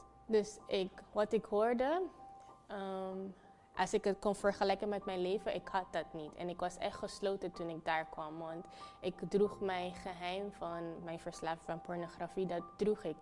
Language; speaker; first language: Dutch; non-native, fluent; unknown